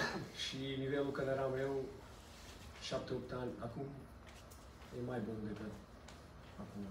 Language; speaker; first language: Romanian; non-native, learner; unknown